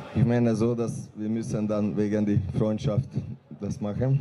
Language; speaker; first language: German; non-native, learner; Hungarian